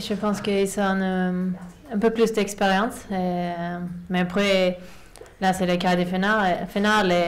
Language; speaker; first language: French; non-native, fluent; Swedish